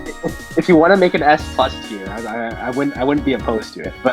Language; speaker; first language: English; native; English